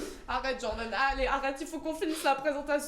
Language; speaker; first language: French; native; French